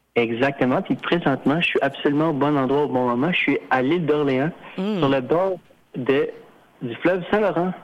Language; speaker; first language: French; native; French